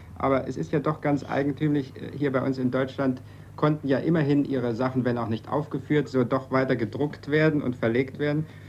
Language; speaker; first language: German; native; German